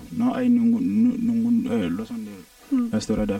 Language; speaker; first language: Spanish; non-native, learner; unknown